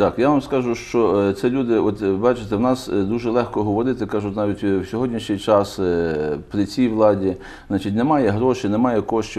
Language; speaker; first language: Ukrainian; native; Ukrainian